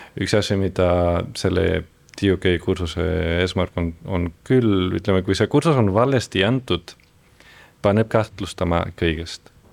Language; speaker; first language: Estonian; non-native, fluent; Spanish